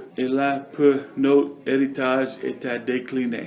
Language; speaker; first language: French; non-native, learner; English